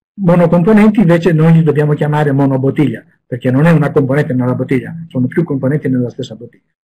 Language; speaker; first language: Italian; non-native, fluent; Greek